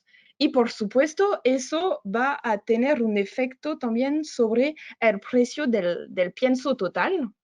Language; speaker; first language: Spanish; non-native, fluent; French